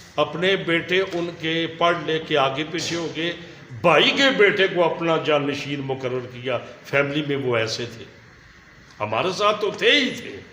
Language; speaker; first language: Urdu; non-native, local second language; Northern Hindko